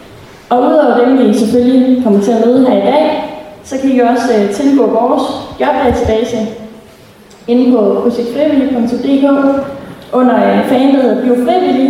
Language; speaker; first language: Danish; native; Danish